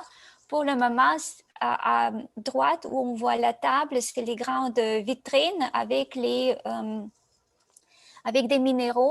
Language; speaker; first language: French; non-native, fluent; Russian